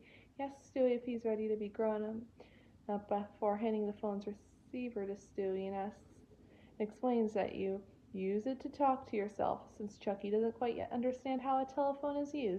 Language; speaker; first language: English; native; English